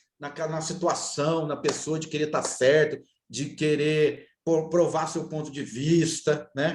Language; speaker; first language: Portuguese; native; Portuguese